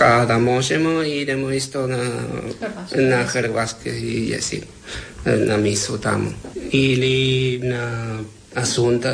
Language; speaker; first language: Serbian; non-native, learner; Spanish